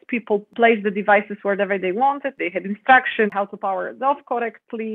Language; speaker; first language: English; non-native, fluent; Polish